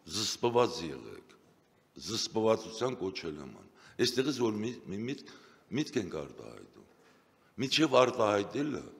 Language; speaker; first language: Armenian; native; Armenian